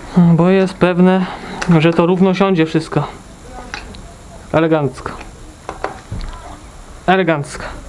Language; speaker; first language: Polish; native; Polish